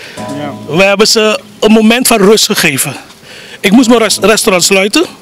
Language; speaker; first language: Dutch; native; Dutch